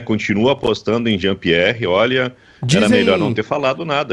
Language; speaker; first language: Portuguese; native; Portuguese